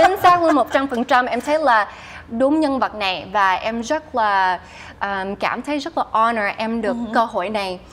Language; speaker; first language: Vietnamese; early bilingual, heritage; Vietnamese